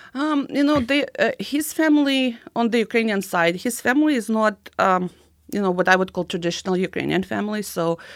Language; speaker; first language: English; non-native, fluent; Ukrainian